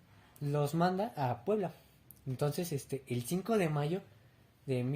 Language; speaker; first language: Spanish; native; Spanish